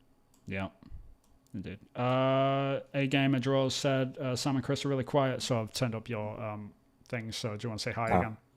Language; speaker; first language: English; native; English